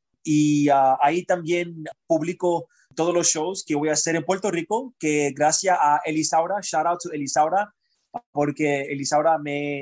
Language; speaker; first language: Spanish; early bilingual, heritage; Spanish